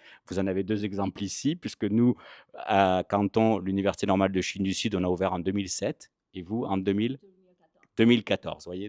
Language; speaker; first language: French; native; French